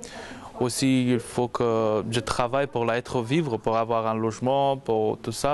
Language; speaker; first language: French; non-native, learner; Persian